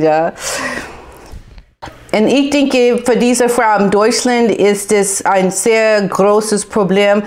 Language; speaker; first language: German; non-native, learner; English